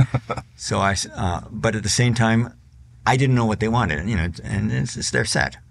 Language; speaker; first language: English; native; English